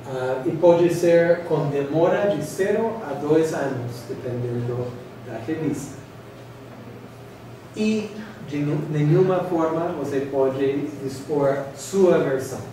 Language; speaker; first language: Portuguese; non-native, fluent; English